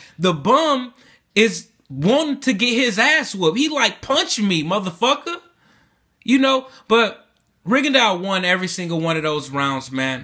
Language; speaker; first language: English; native; English